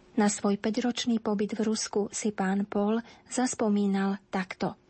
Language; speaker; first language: Slovak; native; Slovak